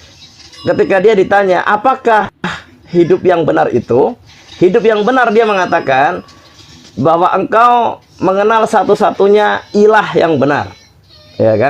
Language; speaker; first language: Indonesian; native; Indonesian